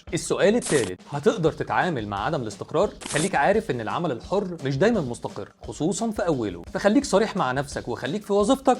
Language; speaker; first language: Arabic; native; Arabic